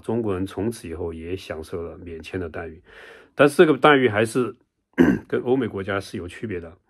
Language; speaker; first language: Chinese; native; Chinese